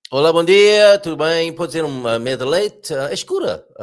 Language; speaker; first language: Portuguese; non-native, learner; English